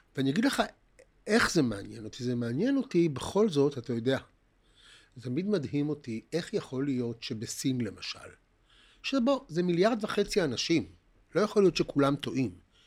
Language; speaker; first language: Hebrew; native; Hebrew